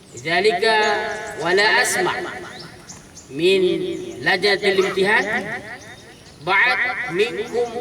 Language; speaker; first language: Arabic; non-native, fluent; Indonesian